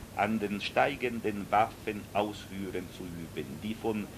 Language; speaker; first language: German; non-native, local second language; Italian